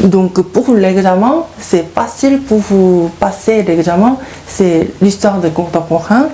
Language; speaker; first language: French; non-native, learner; Korean